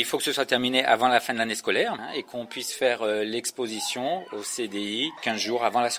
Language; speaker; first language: French; native; French